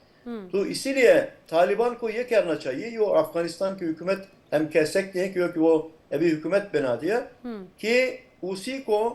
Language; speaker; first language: Hindi; non-native, fluent; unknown